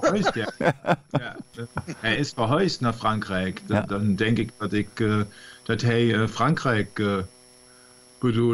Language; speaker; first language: Dutch; non-native, fluent; German